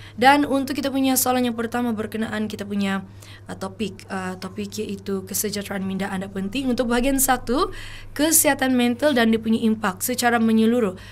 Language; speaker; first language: Malay; native; Malay